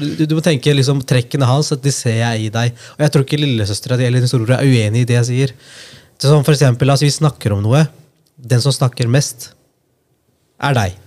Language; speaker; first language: Norwegian; early bilingual, other home language; Punjabi